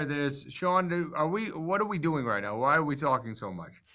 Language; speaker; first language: English; native; English